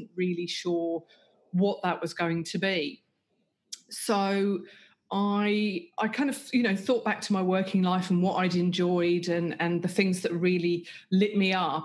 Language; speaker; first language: English; native; English